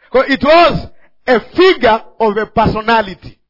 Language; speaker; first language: English; non-native, local second language; Swahili